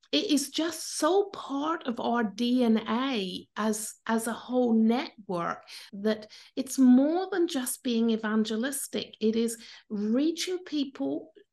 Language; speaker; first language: English; native; English